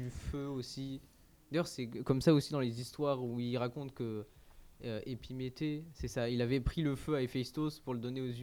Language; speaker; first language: French; native; French